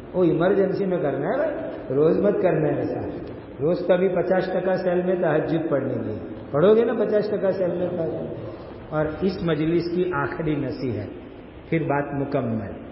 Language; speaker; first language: Urdu; non-native, local second language; Gujarati